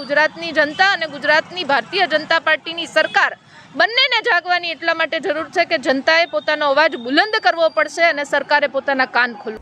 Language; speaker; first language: Gujarati; native; Gujarati